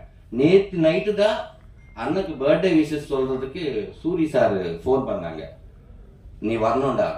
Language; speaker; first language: Tamil; non-native, learner; Telugu